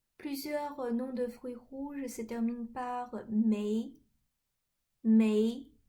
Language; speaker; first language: French; non-native, fluent; Chinese